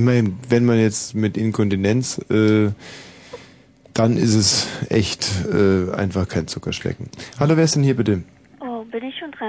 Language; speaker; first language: German; native; German